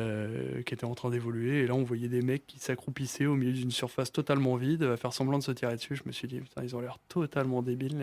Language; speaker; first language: French; native; French